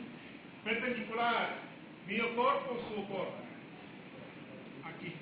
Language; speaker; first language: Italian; non-native, learner; Romanian